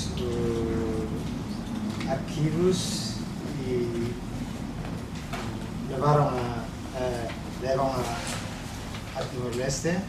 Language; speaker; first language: Portuguese; non-native, learner; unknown